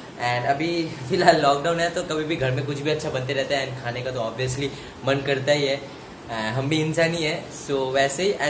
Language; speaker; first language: Hindi; non-native, local second language; Bangla